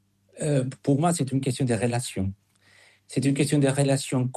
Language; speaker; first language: French; non-native, fluent; Spanish